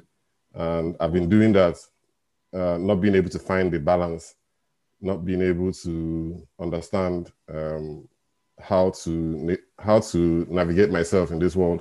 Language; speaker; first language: English; non-native, local second language; Igbo